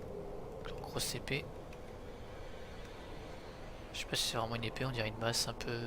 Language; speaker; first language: French; native; French